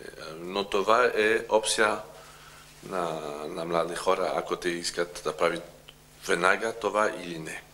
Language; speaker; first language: Bulgarian; non-native, learner; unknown